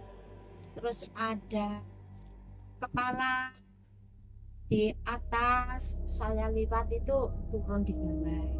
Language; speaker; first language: Indonesian; non-native, local second language; Javanese